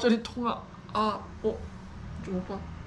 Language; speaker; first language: Chinese; non-native, learner; Korean